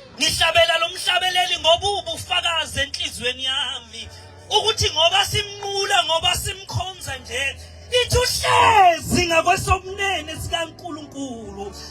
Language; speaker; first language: Zulu; native; Zulu